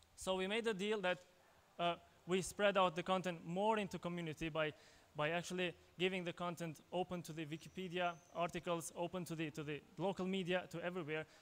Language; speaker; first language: English; non-native, fluent; Albanian